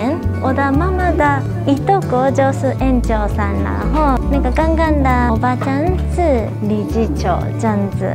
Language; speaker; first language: Chinese; non-native, fluent; Japanese